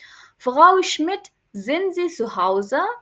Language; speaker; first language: German; non-native, learner; Hindi